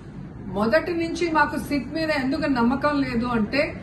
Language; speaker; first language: Telugu; native; Telugu